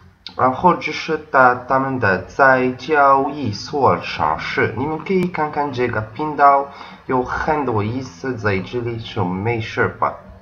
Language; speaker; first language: Chinese; non-native, learner; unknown